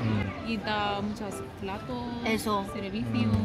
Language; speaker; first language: Spanish; non-native, learner; Korean